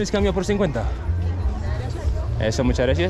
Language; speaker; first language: Spanish; non-native, fluent; English